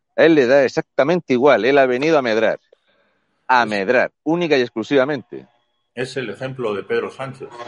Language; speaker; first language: Spanish; native; Spanish